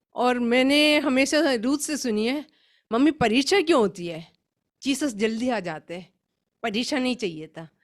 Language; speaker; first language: Hindi; non-native, local second language; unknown